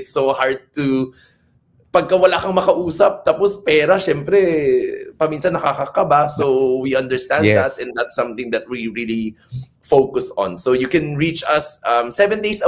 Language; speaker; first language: English; non-native, local second language; Cebuano